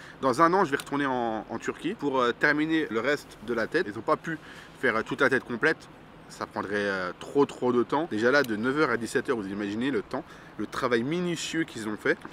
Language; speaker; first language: French; native; French